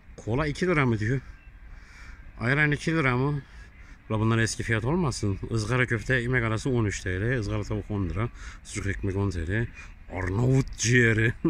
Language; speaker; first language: Turkish; early bilingual, heritage; Turkish